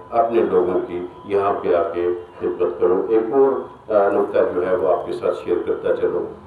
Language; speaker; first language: Urdu; non-native, local second language; Kashmiri